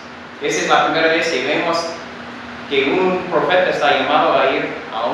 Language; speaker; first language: Spanish; non-native, fluent; English